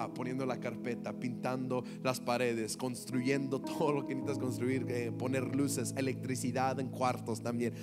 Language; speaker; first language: Spanish; early bilingual, heritage; Spanish